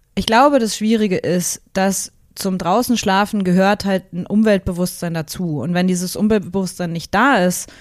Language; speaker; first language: German; native; German